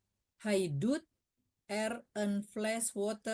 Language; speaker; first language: Dutch; non-native, learner; Indonesian